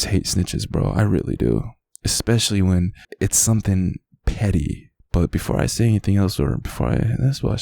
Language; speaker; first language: English; native; English